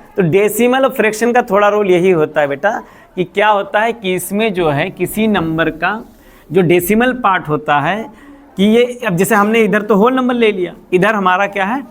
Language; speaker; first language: Hindi; native; Hindi